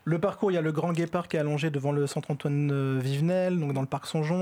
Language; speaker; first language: French; native; French